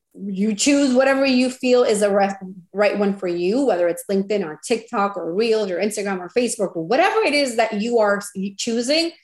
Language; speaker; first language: English; non-native, fluent; Spanish